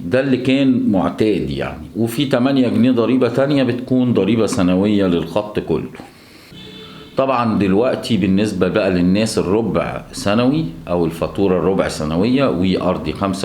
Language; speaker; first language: Arabic; native; Arabic